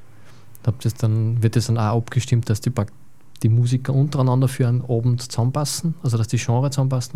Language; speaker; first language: German; native; German